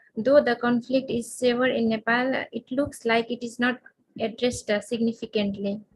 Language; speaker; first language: English; non-native, local second language; Nepali